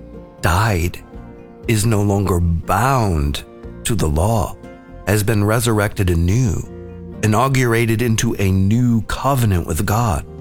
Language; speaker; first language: English; native; English